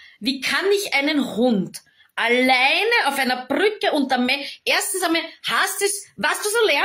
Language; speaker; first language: German; native; German